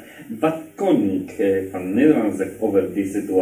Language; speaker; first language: Dutch; non-native, learner; Polish